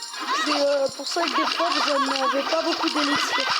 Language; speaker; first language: French; native; French